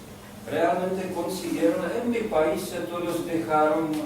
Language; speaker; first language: Spanish; non-native, learner; Czech